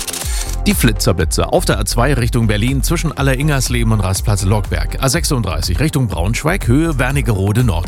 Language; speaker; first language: German; native; German